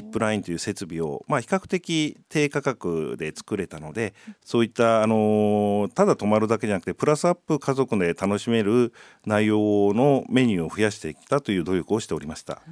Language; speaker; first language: Japanese; native; Japanese